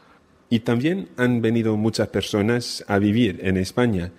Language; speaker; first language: Spanish; non-native, fluent; English